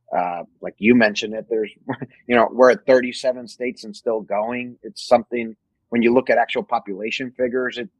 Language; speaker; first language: English; non-native, fluent; Spanish